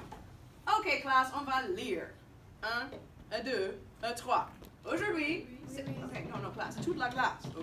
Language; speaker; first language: French; non-native, fluent; English